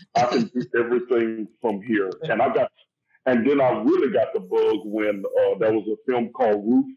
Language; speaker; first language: English; native; English